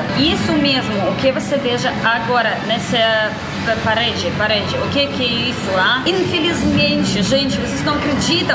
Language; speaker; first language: Portuguese; non-native, learner; Russian